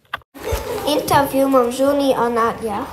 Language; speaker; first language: German; non-native, local second language; Luxembourgish